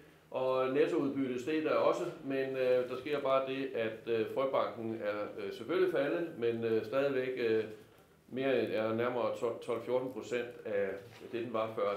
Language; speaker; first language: Danish; native; Danish